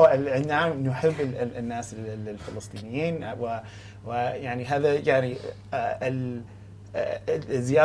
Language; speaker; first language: Arabic; non-native, learner; English